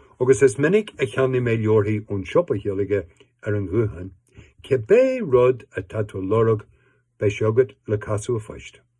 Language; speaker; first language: Irish; native; Irish